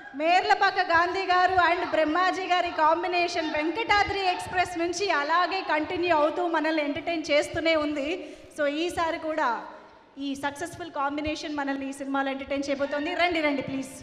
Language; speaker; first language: Telugu; native; Telugu